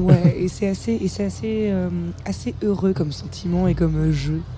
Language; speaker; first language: French; native; French